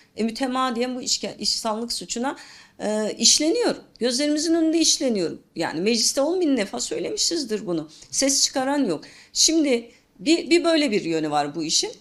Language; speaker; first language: Turkish; non-native, local second language; Kurdish